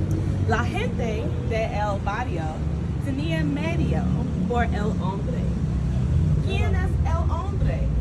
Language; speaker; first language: Spanish; non-native, learner; English